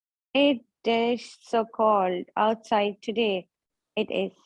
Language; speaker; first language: English; non-native, learner; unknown